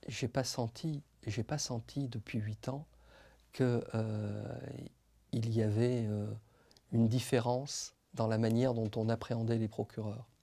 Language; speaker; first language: French; native; French